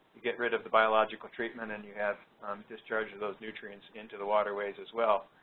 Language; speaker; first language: English; native; English